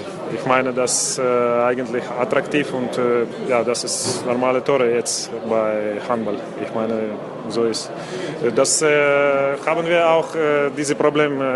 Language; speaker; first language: German; non-native, learner; Russian